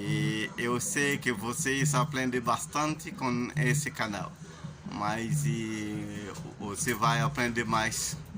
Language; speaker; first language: Portuguese; non-native, learner; Haitian Creole